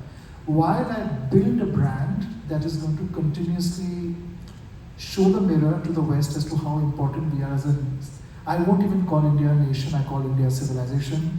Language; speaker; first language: English; non-native, local second language; Bangla